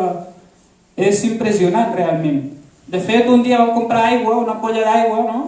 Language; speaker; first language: Catalan; early bilingual, other home language; Arabic